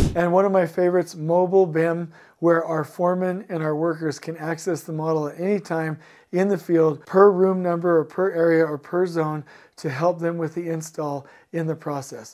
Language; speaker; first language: English; native; English